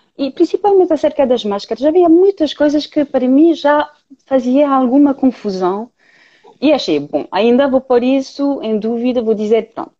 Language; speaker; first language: Portuguese; non-native, fluent; French